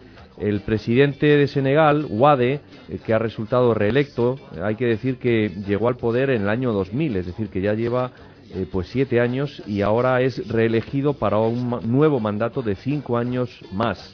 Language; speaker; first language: Spanish; native; Spanish